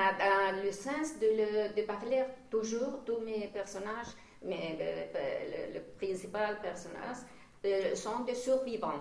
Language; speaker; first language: French; non-native, fluent; Spanish